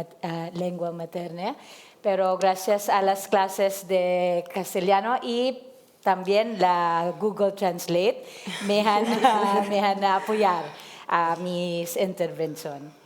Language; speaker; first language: Spanish; non-native, learner; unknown